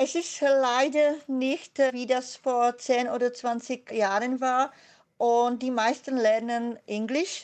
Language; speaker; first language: German; non-native, fluent; Czech